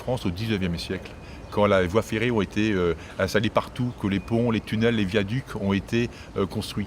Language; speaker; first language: French; native; French